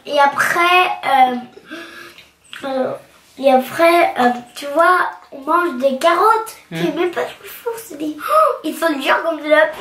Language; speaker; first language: French; early bilingual, other home language; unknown